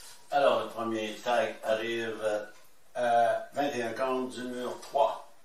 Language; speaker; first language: French; native; French